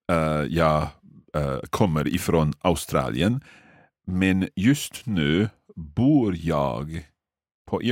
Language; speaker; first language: Swedish; non-native, learner; English